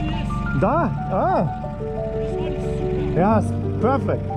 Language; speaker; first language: German; native; German